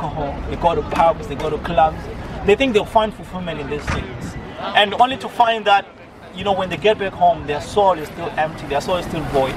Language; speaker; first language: English; non-native, local second language; Shona